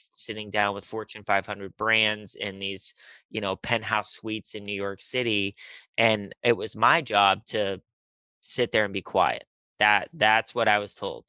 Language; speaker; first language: English; native; English